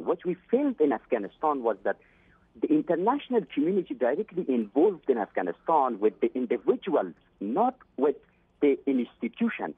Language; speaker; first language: English; non-native, fluent; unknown